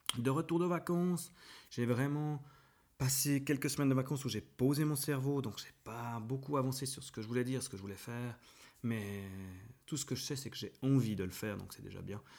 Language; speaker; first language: French; native; French